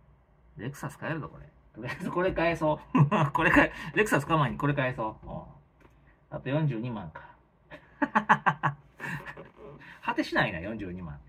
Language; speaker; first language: Japanese; native; Japanese